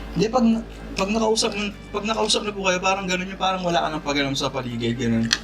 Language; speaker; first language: Filipino; non-native, local second language; Pampanga